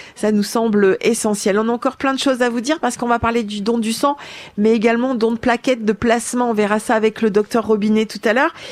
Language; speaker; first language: French; native; French